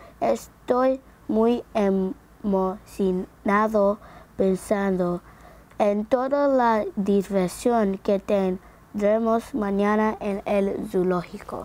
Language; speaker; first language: Spanish; non-native, learner; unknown